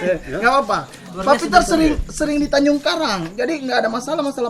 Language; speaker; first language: Indonesian; native; Indonesian